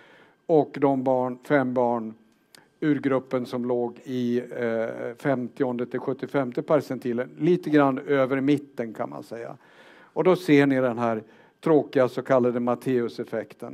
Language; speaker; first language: Swedish; native; Swedish